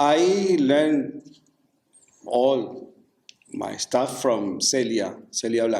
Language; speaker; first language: English; non-native, learner; Spanish